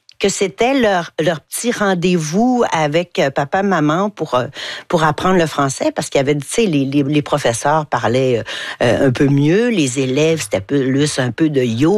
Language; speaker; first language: French; native; French